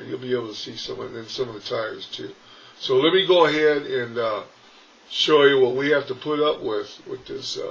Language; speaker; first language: English; native; English